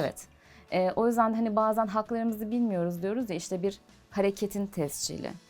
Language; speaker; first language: Turkish; native; Turkish